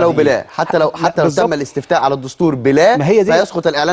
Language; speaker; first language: Arabic; native; Arabic